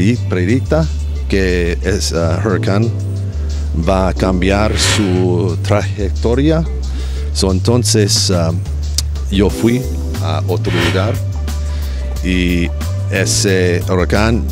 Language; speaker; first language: Spanish; non-native, learner; English